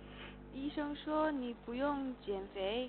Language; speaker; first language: Chinese; non-native, learner; Korean